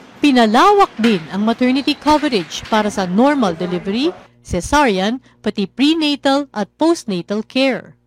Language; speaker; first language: Filipino; native; Filipino